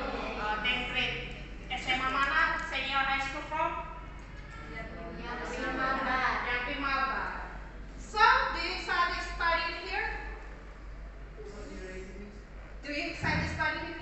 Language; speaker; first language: English; non-native, learner; Indonesian